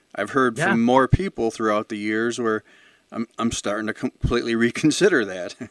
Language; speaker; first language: English; native; English